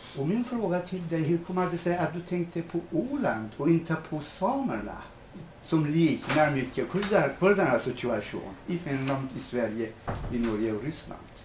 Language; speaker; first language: Swedish; non-native, fluent; Kurdish